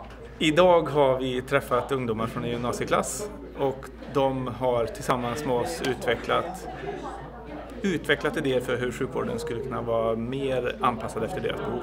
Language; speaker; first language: Swedish; native; Swedish